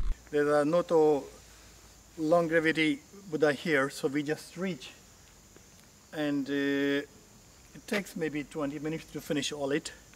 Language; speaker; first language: English; non-native, local second language; Urdu